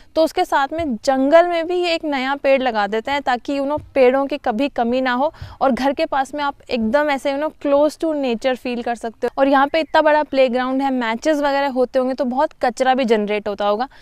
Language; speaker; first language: Hindi; native; Hindi